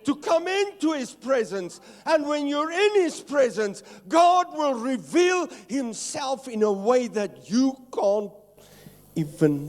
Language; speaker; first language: English; non-native, local second language; Afrikaans